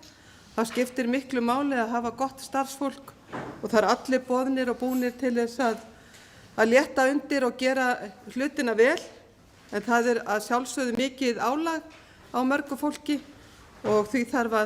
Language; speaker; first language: Icelandic; native; Icelandic